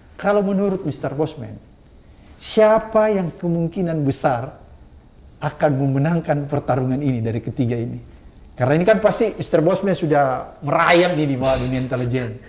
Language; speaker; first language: Indonesian; native; Indonesian